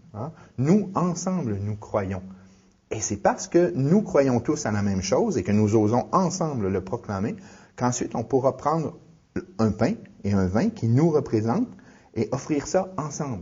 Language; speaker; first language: French; native; French